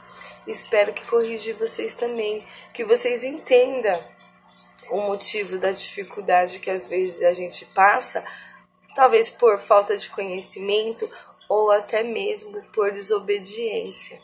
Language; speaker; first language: Portuguese; native; Portuguese